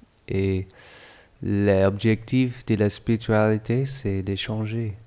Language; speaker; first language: French; non-native, fluent; English